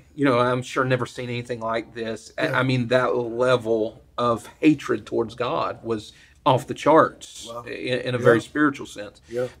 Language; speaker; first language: English; native; English